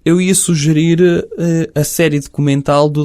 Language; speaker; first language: Portuguese; native; Portuguese